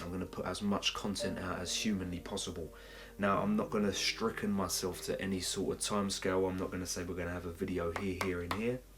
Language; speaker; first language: English; native; English